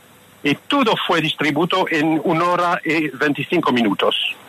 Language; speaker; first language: Spanish; non-native, fluent; French